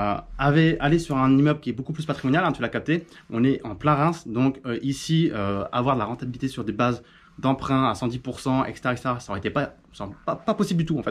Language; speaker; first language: French; native; French